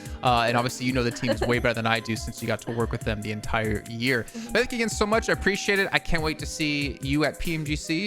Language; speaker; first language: English; native; English